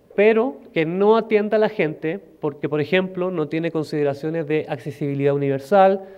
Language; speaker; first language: Spanish; native; Spanish